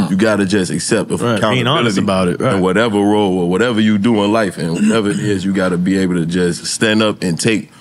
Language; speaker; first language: English; native; English